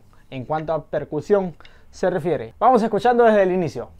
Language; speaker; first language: Spanish; native; Spanish